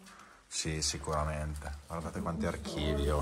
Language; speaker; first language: Italian; native; Italian